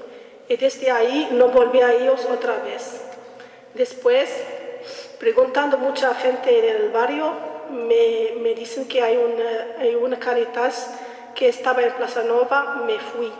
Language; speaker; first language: Spanish; non-native, learner; Arabic